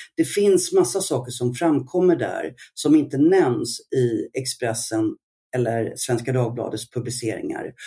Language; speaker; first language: Swedish; early bilingual, other home language; Arabic